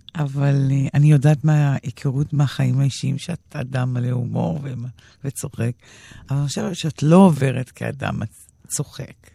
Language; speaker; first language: Hebrew; native; Hebrew